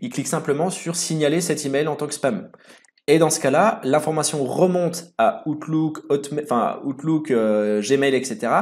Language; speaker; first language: French; native; French